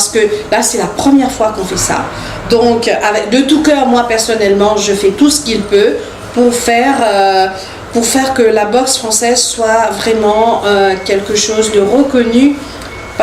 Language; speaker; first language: French; non-native, local second language; Morisyen